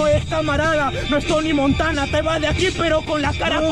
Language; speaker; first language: Spanish; native; Spanish